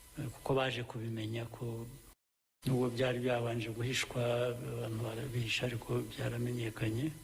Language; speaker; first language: Kinyarwanda; early bilingual, heritage; Kinyarwanda